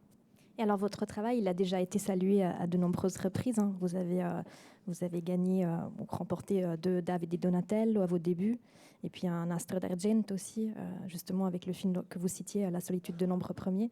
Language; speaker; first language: French; native; French